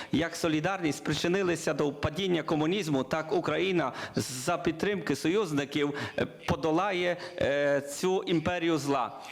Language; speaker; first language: Ukrainian; non-native, learner; Polish